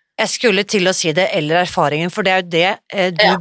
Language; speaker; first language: Norwegian; early bilingual, other home language; German